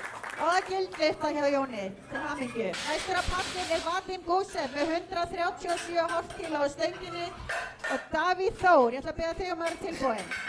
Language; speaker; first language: Icelandic; native; Icelandic